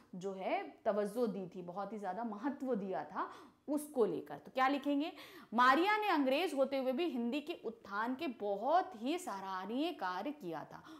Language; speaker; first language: Hindi; native; Hindi